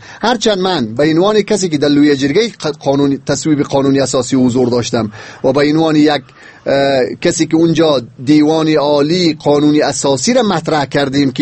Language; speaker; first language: Persian; native; Persian